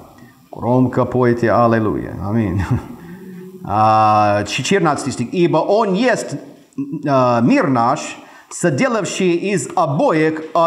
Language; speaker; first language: Russian; non-native, fluent; English